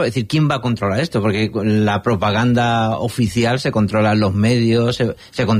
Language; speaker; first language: Spanish; native; Spanish